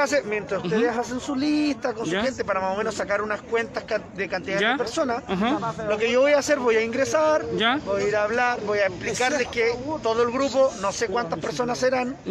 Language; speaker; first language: Spanish; native; Spanish